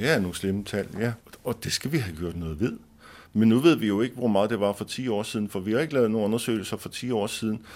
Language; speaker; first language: Danish; native; Danish